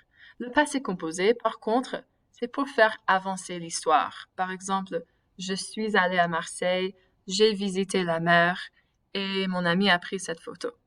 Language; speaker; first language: French; non-native, fluent; English